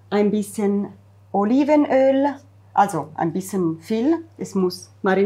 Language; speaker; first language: German; non-native, fluent; Italian